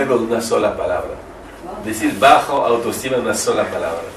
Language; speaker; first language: Spanish; non-native, learner; French